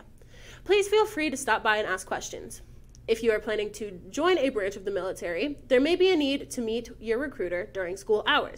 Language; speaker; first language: English; native; English